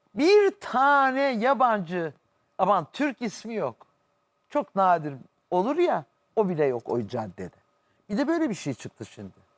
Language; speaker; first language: Turkish; native; Turkish